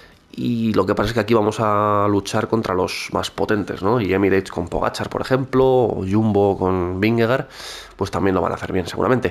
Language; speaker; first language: Spanish; native; Spanish